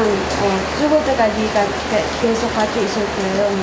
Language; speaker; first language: Korean; non-native, learner; Filipino